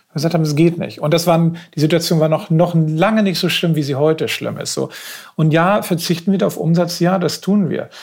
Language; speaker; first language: German; native; German